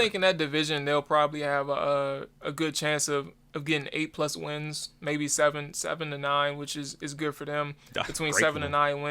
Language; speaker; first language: English; native; English